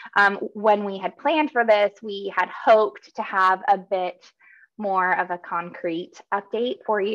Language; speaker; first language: English; native; English